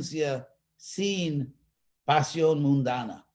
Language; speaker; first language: Spanish; non-native, fluent; English